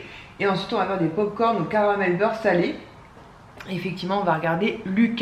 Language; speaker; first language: French; native; French